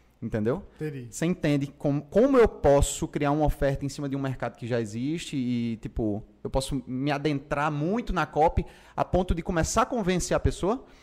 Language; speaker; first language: Portuguese; native; Portuguese